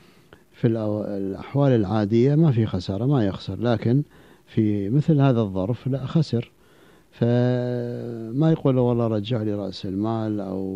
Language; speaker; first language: Arabic; native; Arabic